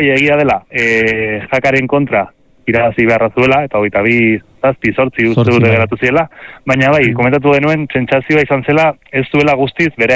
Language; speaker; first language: Basque; native; Basque